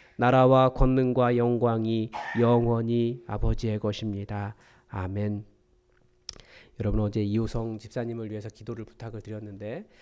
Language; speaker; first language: Korean; native; Korean